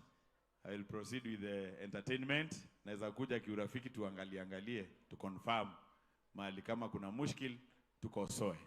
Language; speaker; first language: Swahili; non-native, local second language; Meru